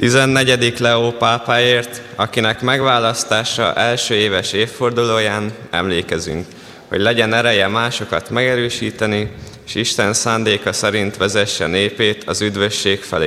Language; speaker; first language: Hungarian; native; Hungarian